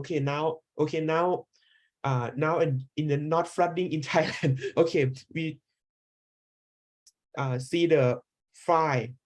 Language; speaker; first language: English; non-native, learner; Thai